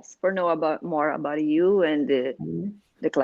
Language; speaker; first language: English; non-native, learner; Portuguese